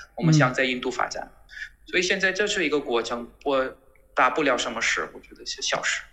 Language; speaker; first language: Chinese; non-native, fluent; Gujarati